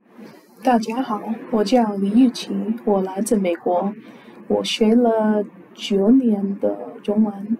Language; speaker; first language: Chinese; non-native, fluent; English